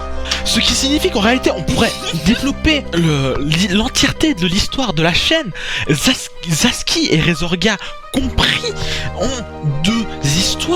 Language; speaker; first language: French; native; French